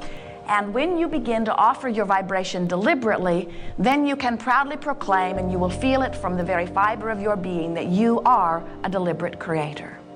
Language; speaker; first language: English; native; English